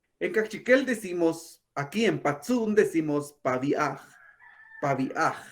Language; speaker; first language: Spanish; non-native, local second language; Kaqchikel